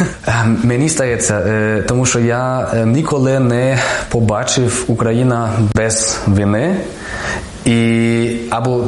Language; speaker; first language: Ukrainian; non-native, learner; German